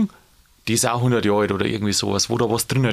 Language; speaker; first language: German; native; German